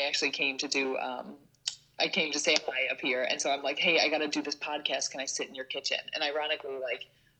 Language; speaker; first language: English; native; English